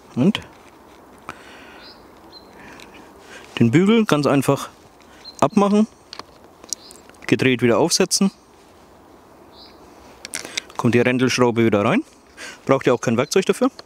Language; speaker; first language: German; native; German